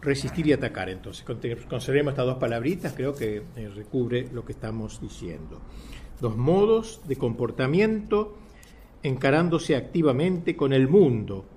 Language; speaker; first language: Spanish; native; Spanish